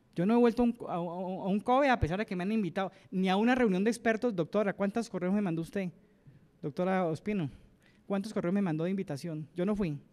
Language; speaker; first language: Spanish; native; Spanish